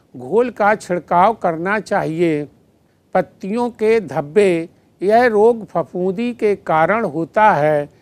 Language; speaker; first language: Hindi; native; Hindi